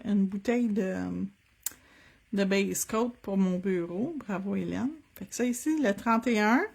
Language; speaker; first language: French; native; French